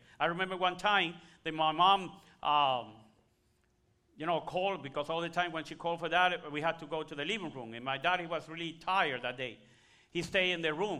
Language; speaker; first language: English; non-native, learner; Spanish